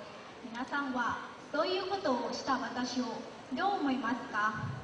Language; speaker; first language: Japanese; non-native, learner; Lao